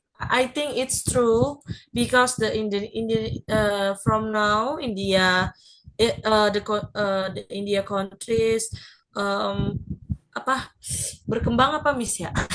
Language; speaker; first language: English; non-native, learner; Indonesian